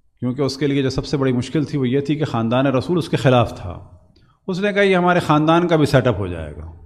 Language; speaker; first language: Urdu; native; Urdu